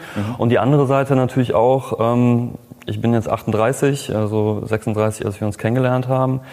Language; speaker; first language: German; native; German